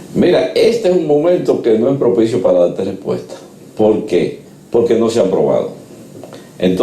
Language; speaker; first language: Spanish; native; Spanish